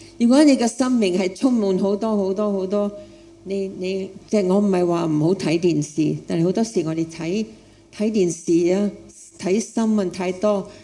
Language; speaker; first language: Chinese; non-native, fluent; English